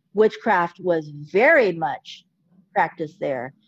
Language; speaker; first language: English; early bilingual, other home language; Filipino